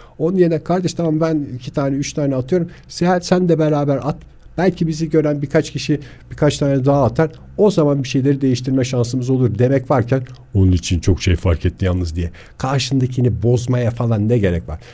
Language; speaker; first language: Turkish; native; Turkish